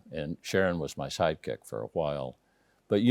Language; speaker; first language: English; native; English